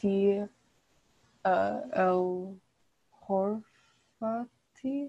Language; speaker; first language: Arabic; non-native, learner; English